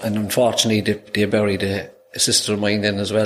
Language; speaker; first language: English; native; English